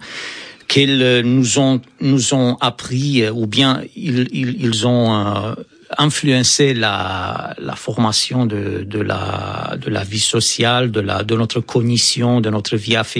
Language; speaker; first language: French; non-native, fluent; Romanian